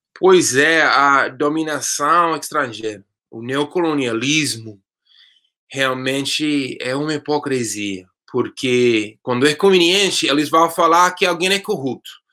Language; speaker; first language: Portuguese; non-native, fluent; English